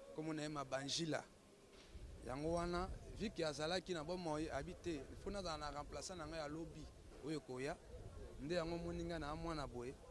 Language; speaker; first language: Lingala; non-native, local second language; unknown